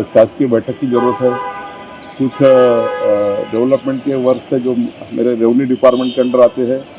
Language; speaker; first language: Hindi; non-native, local second language; Marathi